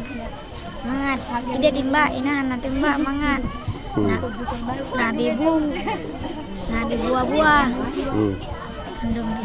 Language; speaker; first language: Indonesian; non-native, learner; Rohingya